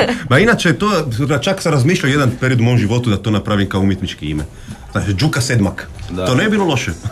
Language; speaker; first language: Croatian; non-native, fluent; Italian